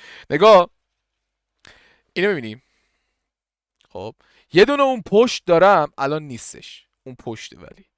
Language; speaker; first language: Persian; native; Persian